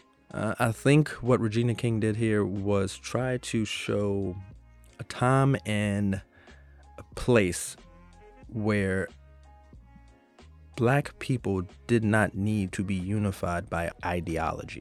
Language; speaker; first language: English; native; English